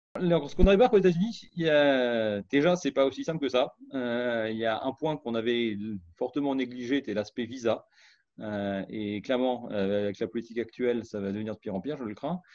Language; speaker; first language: French; native; French